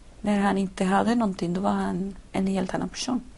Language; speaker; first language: Swedish; non-native, fluent; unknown